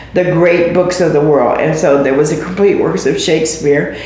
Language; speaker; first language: English; native; English